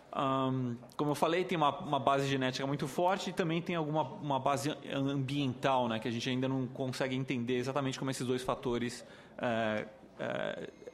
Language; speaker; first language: Portuguese; native; Portuguese